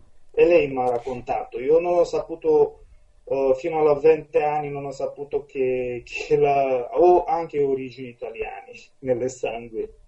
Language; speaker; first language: Italian; non-native, fluent; Romanian